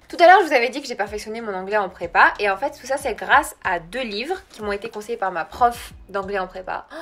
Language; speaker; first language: French; early bilingual, other home language; Arabic